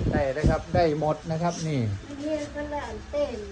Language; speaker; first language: Thai; non-native, local second language; Northeastern Thai